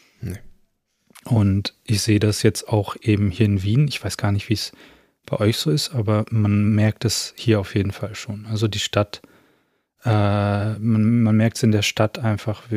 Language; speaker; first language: German; native; German